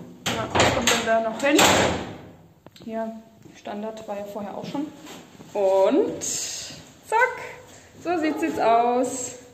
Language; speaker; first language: German; native; German